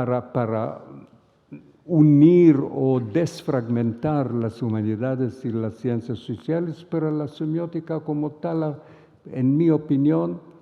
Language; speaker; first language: Spanish; non-native, fluent; Hebrew